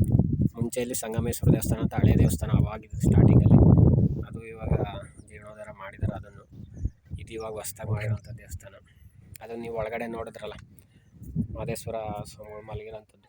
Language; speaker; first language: Kannada; native; Kannada